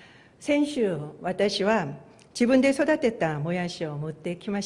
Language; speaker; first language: Japanese; non-native, fluent; Korean